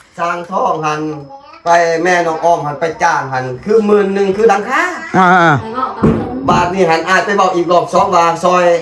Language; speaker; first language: Thai; non-native, local second language; Lao